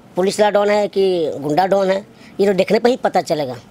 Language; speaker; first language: Hindi; native; Hindi